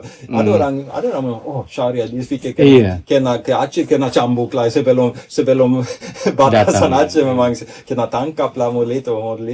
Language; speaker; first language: Indonesian; non-native, fluent; Swedish